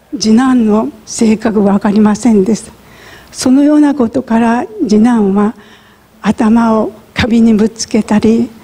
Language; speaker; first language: Japanese; native; Japanese